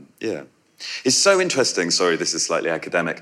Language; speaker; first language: English; native; English